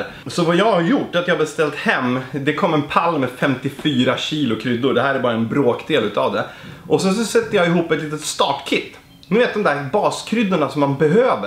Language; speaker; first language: Swedish; native; Swedish